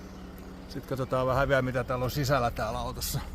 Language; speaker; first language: Finnish; native; Finnish